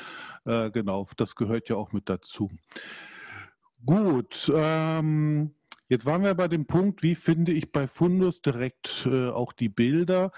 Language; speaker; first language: German; native; German